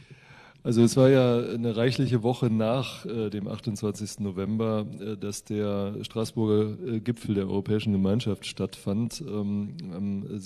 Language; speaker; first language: German; native; German